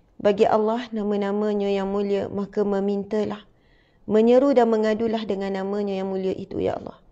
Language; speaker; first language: Malay; native; Malay